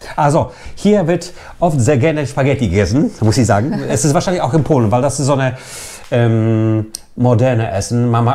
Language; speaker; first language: German; non-native, fluent; Polish